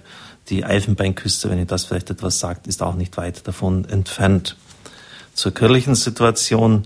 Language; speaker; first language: German; native; German